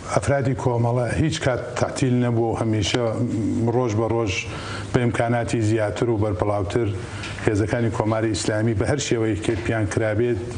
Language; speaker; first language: Central Kurdish; native; Central Kurdish